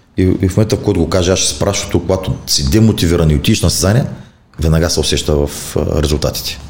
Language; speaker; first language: Bulgarian; native; Bulgarian